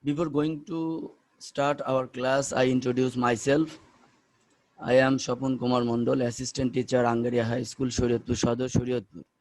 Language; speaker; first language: English; non-native, local second language; Bangla